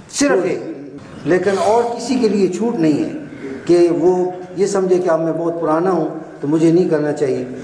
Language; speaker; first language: Urdu; non-native, local second language; Punjabi